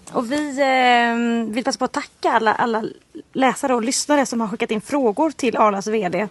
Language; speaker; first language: Swedish; native; Swedish